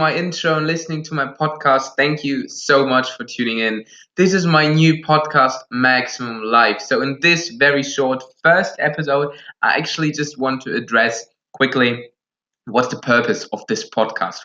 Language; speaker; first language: English; non-native, fluent; Russian